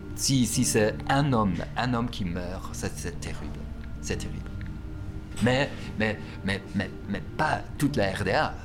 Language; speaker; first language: French; non-native, fluent; German